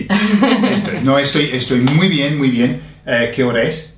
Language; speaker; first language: Spanish; non-native, fluent; English